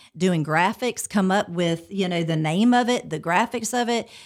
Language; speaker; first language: English; native; English